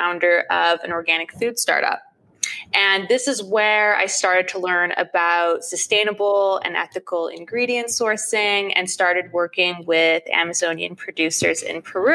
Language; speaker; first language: English; native; English